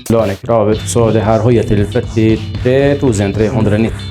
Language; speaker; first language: Swedish; non-native, fluent; Arabic